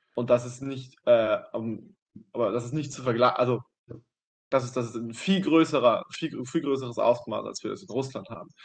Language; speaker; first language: German; native; German